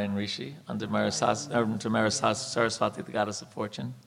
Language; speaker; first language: English; native; English